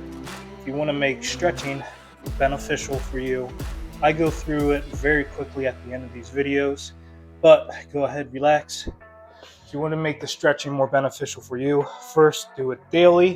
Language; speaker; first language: English; native; English